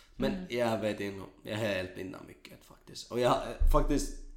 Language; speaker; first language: Swedish; non-native, learner; Kurdish